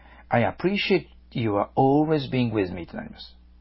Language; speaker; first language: English; non-native, fluent; Japanese